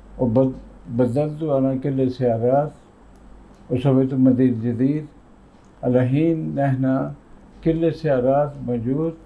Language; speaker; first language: Arabic; non-native, learner; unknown